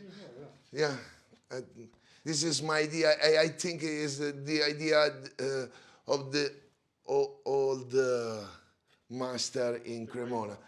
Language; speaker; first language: English; non-native, learner; Italian